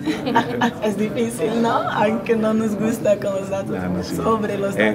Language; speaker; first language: Spanish; non-native, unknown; Portuguese